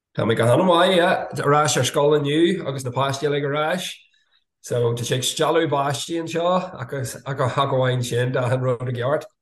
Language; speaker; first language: Irish; non-native, fluent; English